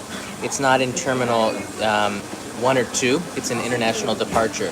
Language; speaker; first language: English; native; English